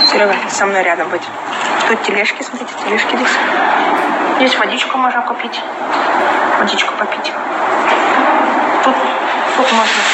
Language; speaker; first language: Russian; native; Russian